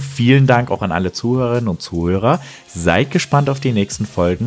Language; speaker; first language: German; native; German